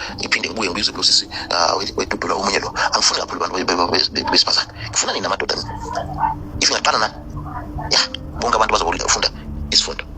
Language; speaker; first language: Zulu; non-native, fluent; Nyanja